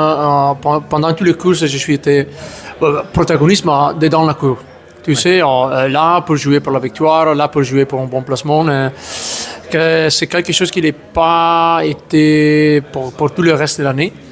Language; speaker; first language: French; non-native, learner; Italian